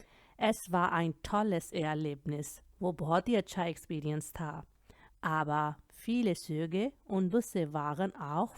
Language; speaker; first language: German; non-native, fluent; Urdu